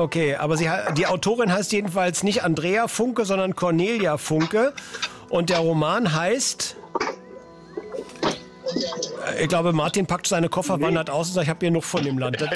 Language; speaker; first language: German; native; German